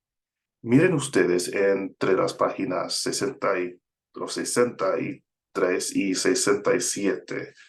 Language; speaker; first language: Spanish; non-native, fluent; English